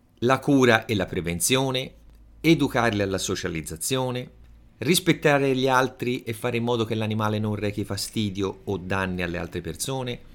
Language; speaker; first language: Italian; native; Italian